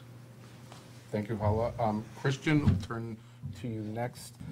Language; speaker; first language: English; native; English